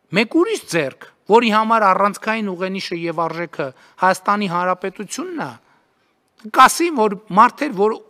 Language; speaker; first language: Armenian; native; Armenian